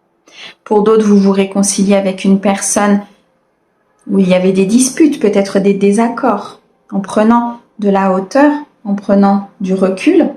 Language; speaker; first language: French; native; French